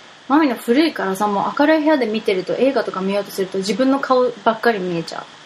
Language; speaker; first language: Japanese; early bilingual, heritage; Japanese